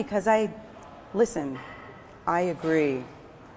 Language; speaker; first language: English; native; English